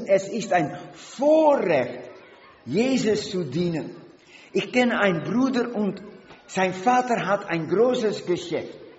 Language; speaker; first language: German; non-native, learner; Dutch